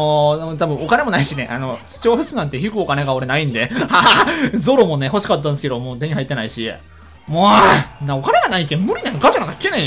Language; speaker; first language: Japanese; native; Japanese